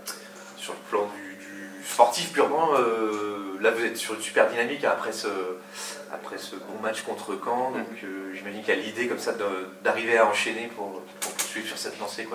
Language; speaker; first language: French; native; French